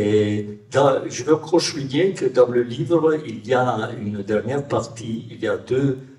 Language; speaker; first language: French; non-native, fluent; Italian